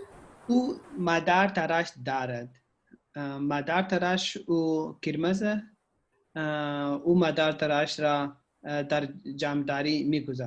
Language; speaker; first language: Persian; non-native, learner; Urdu